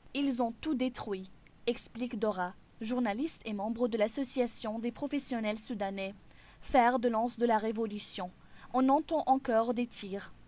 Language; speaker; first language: French; native; French